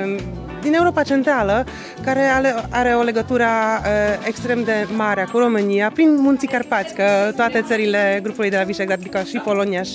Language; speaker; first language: Romanian; non-native, fluent; Polish